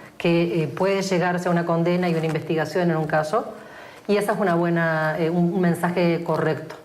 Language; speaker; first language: Spanish; native; Spanish